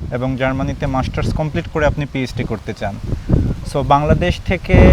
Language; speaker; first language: Bangla; native; Bangla